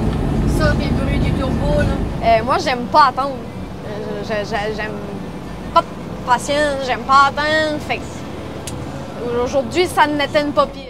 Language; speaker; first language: French; native; French